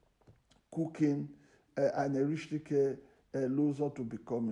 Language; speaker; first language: German; non-native, fluent; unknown